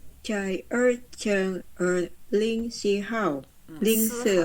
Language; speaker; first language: Chinese; non-native, learner; Indonesian